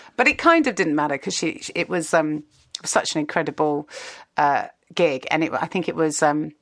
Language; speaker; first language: English; native; English